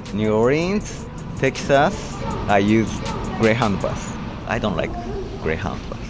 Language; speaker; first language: English; non-native, fluent; Japanese